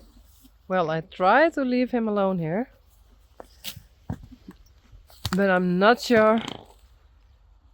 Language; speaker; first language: English; non-native, learner; Western Frisian